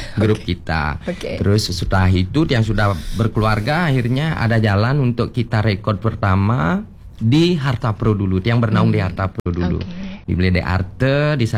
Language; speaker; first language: Indonesian; native; Indonesian